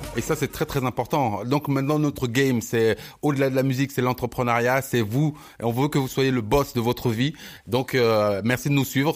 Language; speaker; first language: French; early bilingual, other home language; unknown